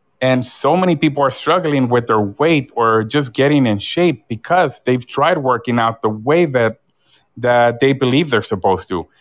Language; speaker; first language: English; early bilingual, other home language; Spanish